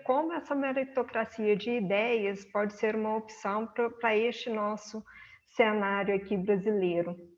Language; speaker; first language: Portuguese; native; Portuguese